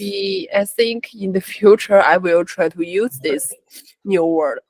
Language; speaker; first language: English; non-native, learner; Chinese